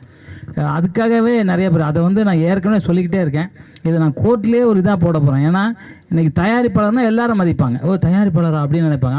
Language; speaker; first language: Tamil; native; Tamil